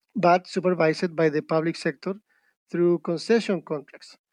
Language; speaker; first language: English; non-native, fluent; Spanish